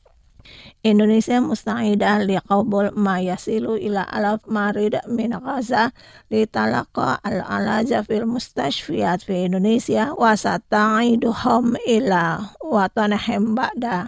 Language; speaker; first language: Arabic; non-native, fluent; Indonesian